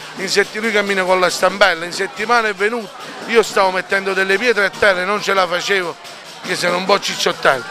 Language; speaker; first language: Italian; native; Italian